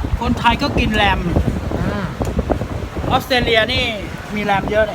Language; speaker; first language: Thai; native; Thai